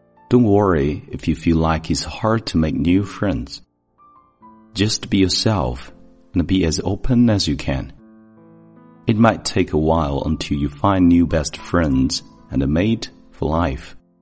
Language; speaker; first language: English; non-native, fluent; Chinese